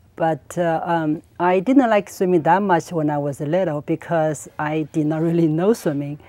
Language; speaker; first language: English; non-native, learner; Chinese